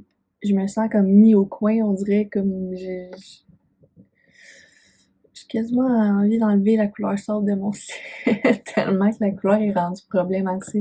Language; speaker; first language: French; native; French